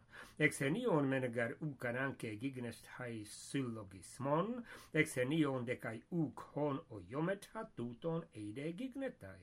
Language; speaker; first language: Greek; non-native, fluent; English